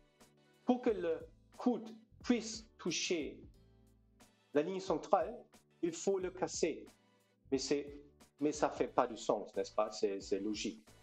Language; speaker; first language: French; non-native, fluent; German